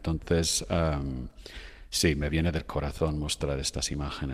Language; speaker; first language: Spanish; non-native, fluent; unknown